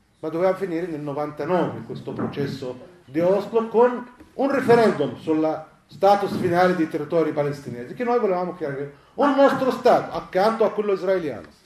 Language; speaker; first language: Italian; non-native, fluent; Arabic